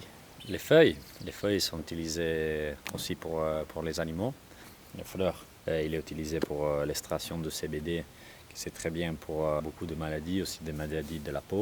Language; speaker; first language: French; non-native, learner; Italian